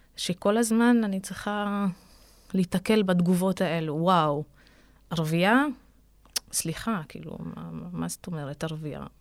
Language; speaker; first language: Hebrew; non-native, local second language; Arabic